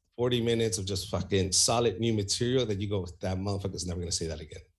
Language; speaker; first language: English; early bilingual, other home language; Spanish